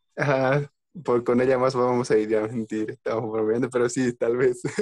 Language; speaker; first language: Spanish; native; Spanish